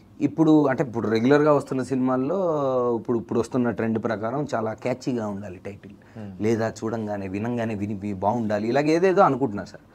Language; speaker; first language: Telugu; native; Telugu